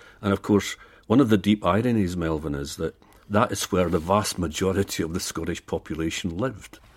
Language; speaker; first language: English; native; English